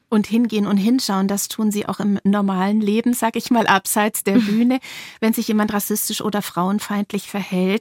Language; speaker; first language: German; native; German